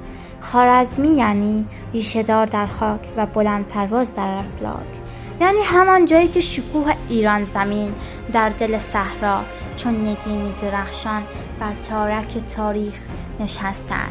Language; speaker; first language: Persian; native; Persian